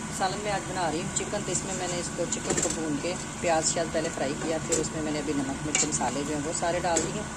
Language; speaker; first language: Urdu; native; Urdu